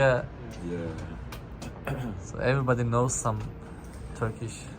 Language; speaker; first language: English; non-native, learner; Turkish